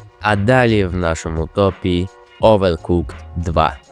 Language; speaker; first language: Ukrainian; native; Ukrainian